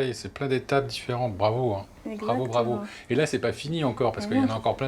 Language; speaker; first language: French; native; French